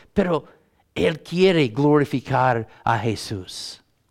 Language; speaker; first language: Spanish; non-native, learner; English